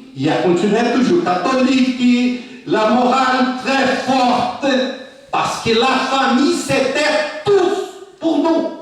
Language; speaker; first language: French; non-native, fluent; Portuguese